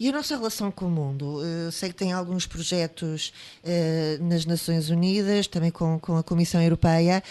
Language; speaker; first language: Portuguese; native; Portuguese